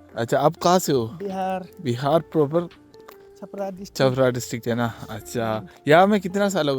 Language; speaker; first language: Hindi; non-native, local second language; Malayalam